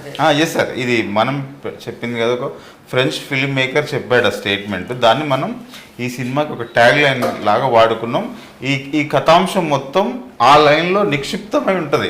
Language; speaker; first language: Telugu; native; Telugu